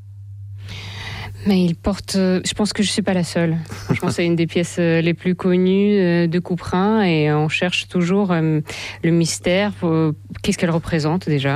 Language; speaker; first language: French; non-native, fluent; Russian